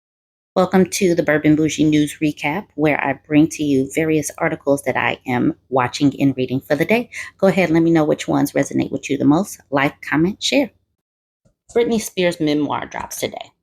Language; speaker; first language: English; native; English